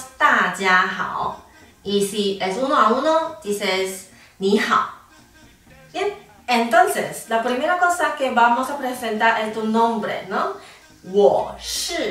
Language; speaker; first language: Spanish; non-native, fluent; Chinese